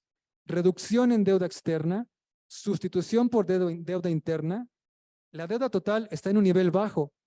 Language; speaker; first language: Spanish; native; Spanish